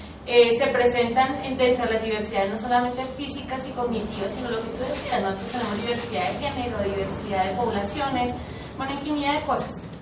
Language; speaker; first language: Spanish; native; Spanish